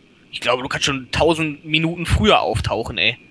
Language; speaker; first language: German; native; German